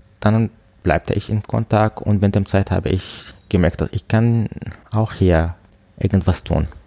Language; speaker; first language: German; non-native, learner; Arabic